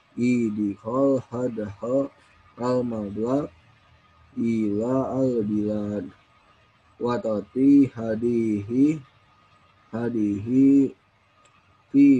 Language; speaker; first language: Arabic; non-native, learner; Indonesian